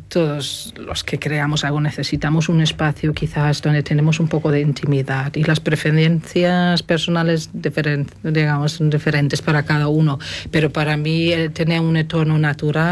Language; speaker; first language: Spanish; non-native, fluent; German